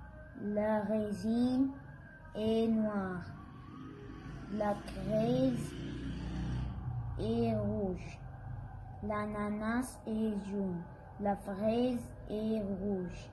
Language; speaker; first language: French; non-native, learner; Arabic